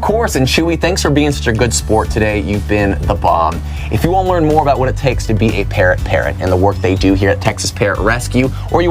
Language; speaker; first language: English; native; English